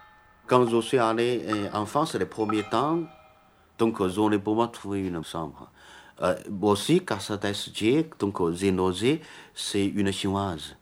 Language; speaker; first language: French; non-native, learner; Chinese